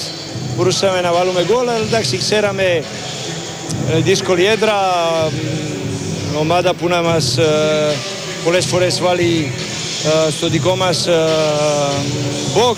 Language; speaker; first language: Greek; non-native, fluent; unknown